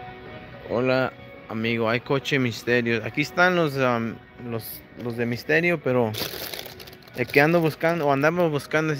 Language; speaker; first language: Spanish; early bilingual, heritage; Spanish